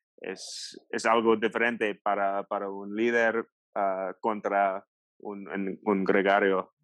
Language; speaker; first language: Spanish; non-native, learner; English